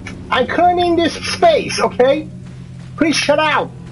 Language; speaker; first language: English; non-native, learner; Chinese